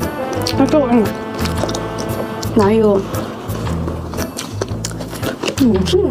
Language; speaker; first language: Chinese; non-native, learner; Korean